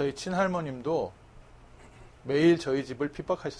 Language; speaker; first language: Korean; native; Korean